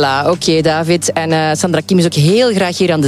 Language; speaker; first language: Dutch; native; Dutch